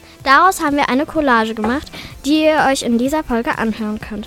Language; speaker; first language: German; native; German